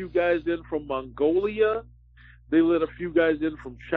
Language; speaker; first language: English; native; English